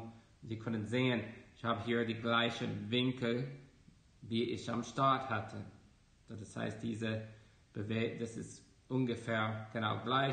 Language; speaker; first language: German; non-native, fluent; English